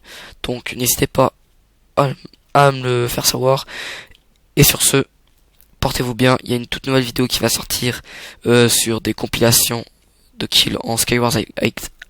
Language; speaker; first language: French; native; French